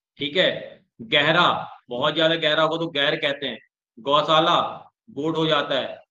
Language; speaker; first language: Hindi; native; Hindi